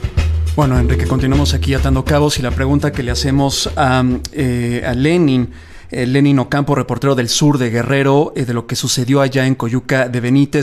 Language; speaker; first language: Spanish; native; Spanish